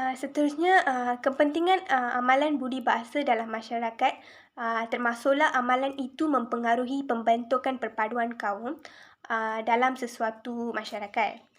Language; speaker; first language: Malay; non-native, local second language; Tamil